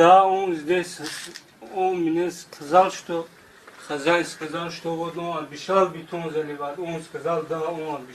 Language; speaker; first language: Russian; non-native, learner; Tajik